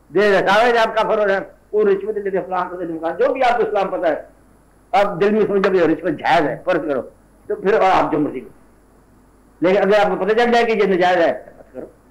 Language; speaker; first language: Urdu; non-native, local second language; Punjabi